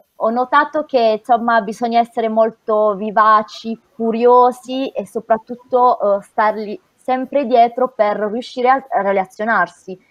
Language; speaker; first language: Italian; native; Italian